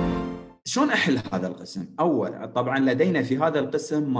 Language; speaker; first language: Arabic; native; Arabic